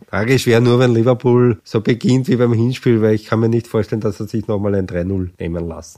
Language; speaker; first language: German; native; German